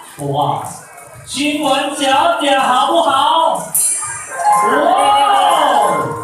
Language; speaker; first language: Chinese; non-native, learner; Thai